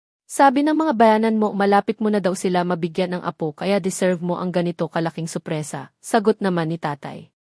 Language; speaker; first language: Filipino; native; Filipino